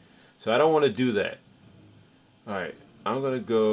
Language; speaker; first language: English; native; English